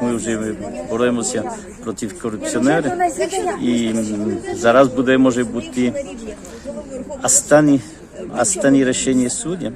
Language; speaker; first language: Ukrainian; non-native, local second language; Russian